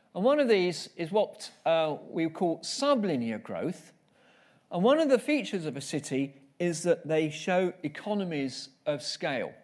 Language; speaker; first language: English; native; English